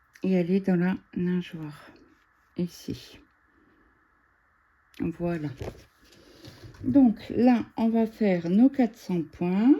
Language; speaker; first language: French; native; French